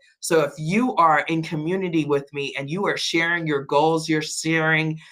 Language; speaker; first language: English; native; English